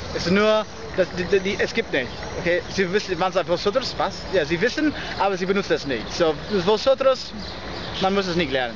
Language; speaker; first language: German; non-native, learner; English